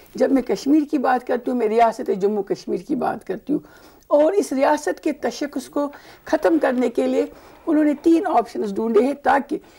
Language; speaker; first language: Urdu; non-native, local second language; Kashmiri